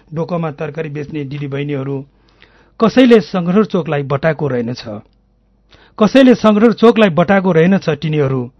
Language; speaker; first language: Nepali; non-native, local second language; Newari